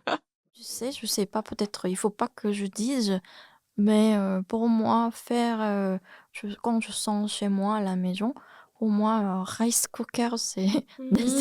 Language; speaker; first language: French; non-native, fluent; Korean